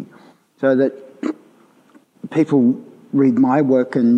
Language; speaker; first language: English; native; English